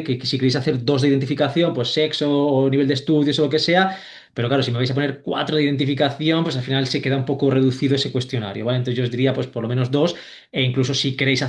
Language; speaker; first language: Spanish; native; Spanish